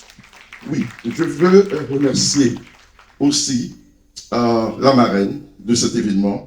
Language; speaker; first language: French; non-native, local second language; Haitian Creole